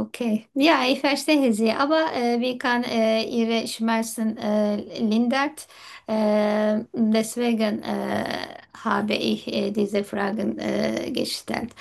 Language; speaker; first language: German; non-native, learner; Turkish